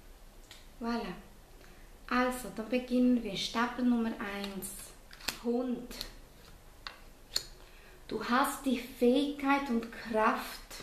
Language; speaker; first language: German; non-native, fluent; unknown